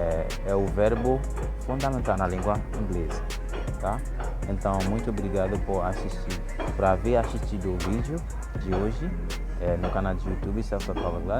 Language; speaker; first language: Portuguese; non-native, fluent; Haitian Creole